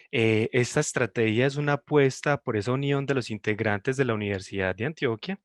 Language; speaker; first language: Spanish; native; Spanish